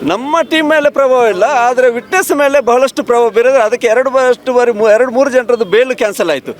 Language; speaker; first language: Kannada; native; Kannada